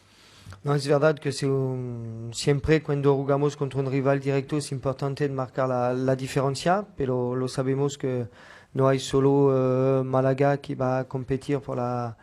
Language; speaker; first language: Spanish; non-native, fluent; French